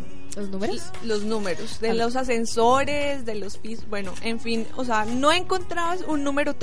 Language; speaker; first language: Spanish; native; Spanish